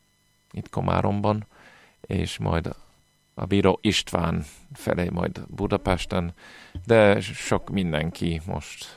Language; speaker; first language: Hungarian; non-native, fluent; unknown